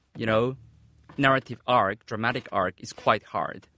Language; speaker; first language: English; non-native, fluent; Spanish